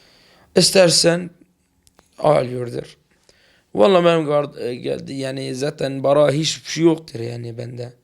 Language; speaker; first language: Turkish; non-native, learner; Arabic